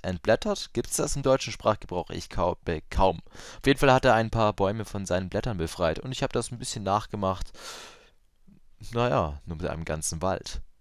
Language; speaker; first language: German; native; German